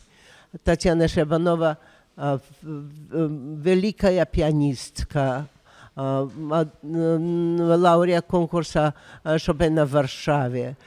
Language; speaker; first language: Polish; non-native, learner; Russian